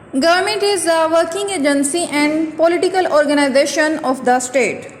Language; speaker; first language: English; non-native, local second language; Urdu